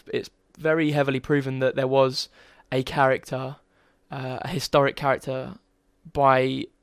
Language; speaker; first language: English; native; English